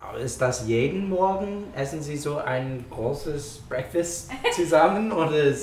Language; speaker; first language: German; non-native, fluent; English